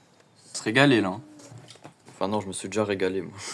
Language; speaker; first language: French; native; French